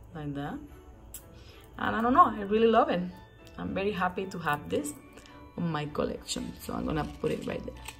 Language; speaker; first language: English; non-native, local second language; Spanish